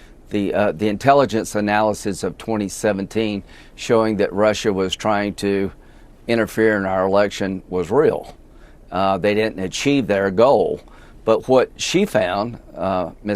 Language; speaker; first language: English; native; English